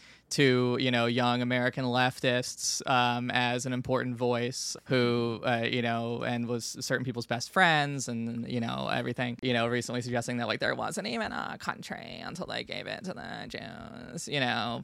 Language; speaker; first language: English; native; English